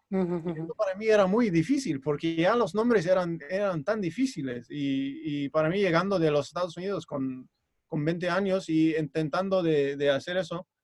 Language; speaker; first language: Spanish; non-native, fluent; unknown